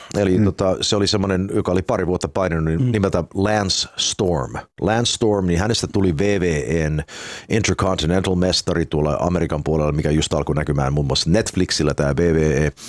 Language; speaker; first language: Finnish; early bilingual, heritage; Finnish